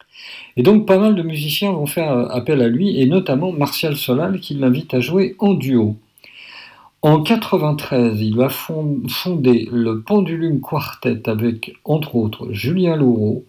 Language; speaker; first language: French; native; French